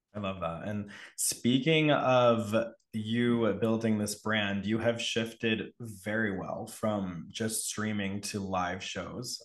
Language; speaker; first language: English; native; English